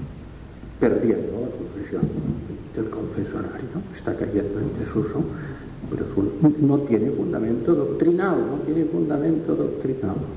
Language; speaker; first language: Spanish; non-native, local second language; Catalan